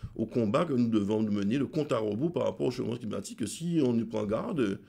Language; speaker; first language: French; native; French